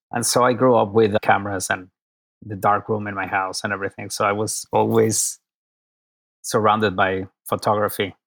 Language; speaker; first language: English; non-native, fluent; Spanish